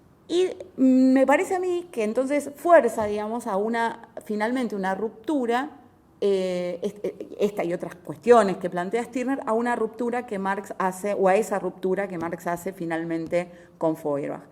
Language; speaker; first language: Spanish; native; Spanish